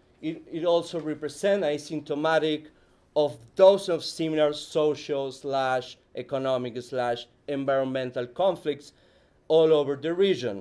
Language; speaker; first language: English; non-native, fluent; Spanish